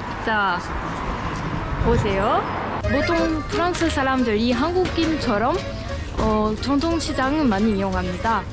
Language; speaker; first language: Korean; non-native, learner; French